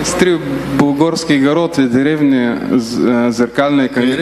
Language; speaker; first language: Russian; non-native, learner; Bulgarian